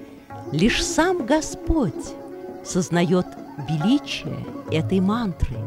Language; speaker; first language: Russian; native; Russian